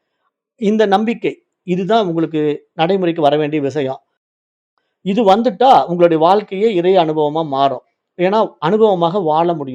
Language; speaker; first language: Tamil; native; Tamil